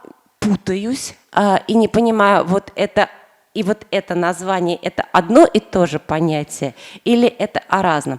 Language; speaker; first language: Russian; native; Russian